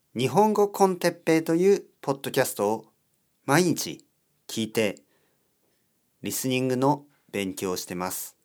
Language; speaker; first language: Japanese; non-native, learner; English